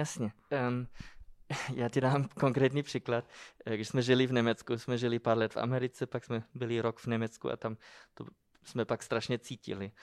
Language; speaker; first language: Czech; non-native, fluent; German